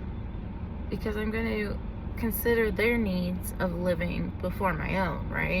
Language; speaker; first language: English; native; English